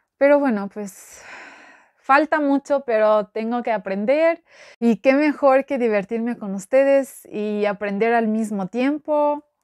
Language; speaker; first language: Spanish; non-native, fluent; Albanian